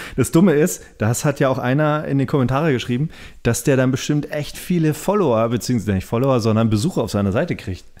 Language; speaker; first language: German; native; German